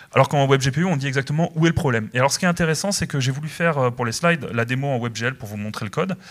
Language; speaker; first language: French; native; French